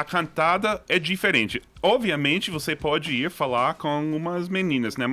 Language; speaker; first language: Portuguese; non-native, fluent; English